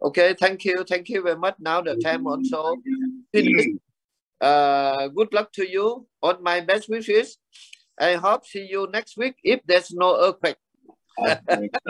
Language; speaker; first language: English; non-native, learner; Vietnamese